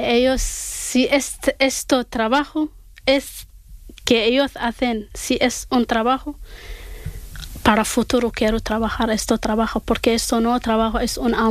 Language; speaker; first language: Spanish; non-native, learner; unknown